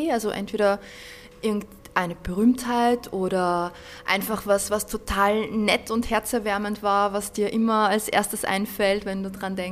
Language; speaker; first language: German; native; German